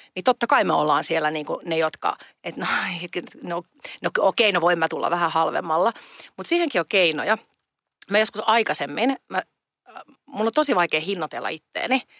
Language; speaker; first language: Finnish; native; Finnish